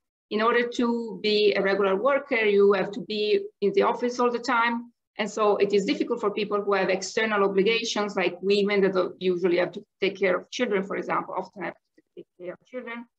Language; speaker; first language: English; non-native, fluent; Italian